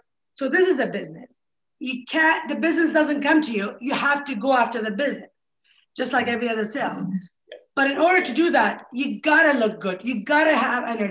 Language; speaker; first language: English; non-native, fluent; Arabic